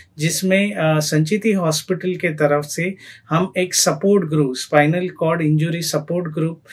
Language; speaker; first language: Hindi; non-native, local second language; Marathi